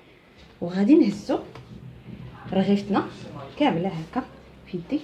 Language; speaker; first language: Arabic; native; Arabic